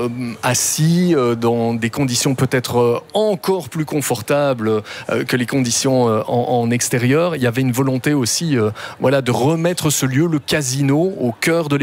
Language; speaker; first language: French; native; French